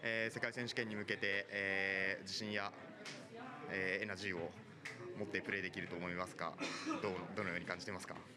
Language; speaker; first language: Japanese; native; Japanese